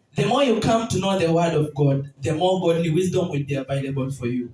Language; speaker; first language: English; non-native, local second language; Swahili